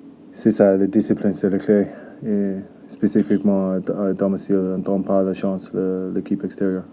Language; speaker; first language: French; non-native, learner; English